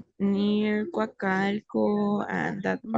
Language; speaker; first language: English; non-native, fluent; Spanish